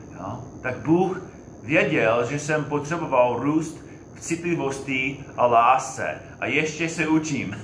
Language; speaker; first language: Czech; non-native, fluent; English